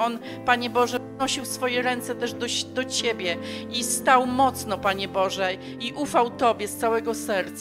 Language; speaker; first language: Polish; native; Polish